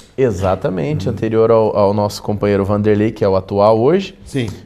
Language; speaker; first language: Portuguese; native; Portuguese